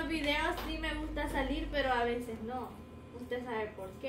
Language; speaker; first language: Spanish; native; Spanish